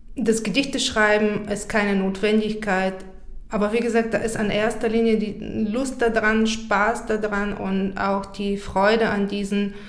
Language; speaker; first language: German; non-native, fluent; Bulgarian